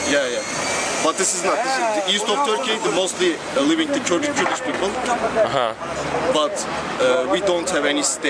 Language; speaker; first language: English; non-native, learner; Kurdish